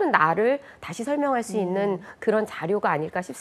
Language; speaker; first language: Korean; native; Korean